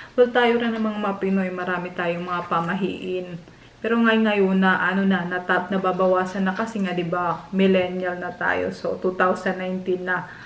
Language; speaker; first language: Filipino; native; Filipino